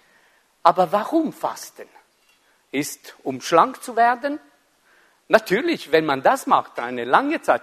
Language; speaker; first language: German; non-native, fluent; Italian